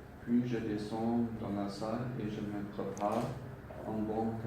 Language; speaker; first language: French; non-native, learner; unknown